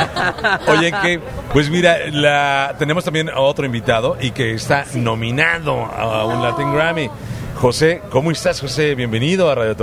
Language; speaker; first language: Spanish; native; Spanish